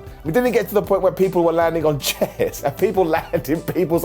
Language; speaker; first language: English; native; English